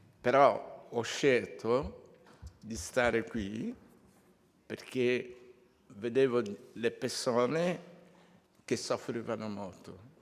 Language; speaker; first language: Italian; non-native, fluent; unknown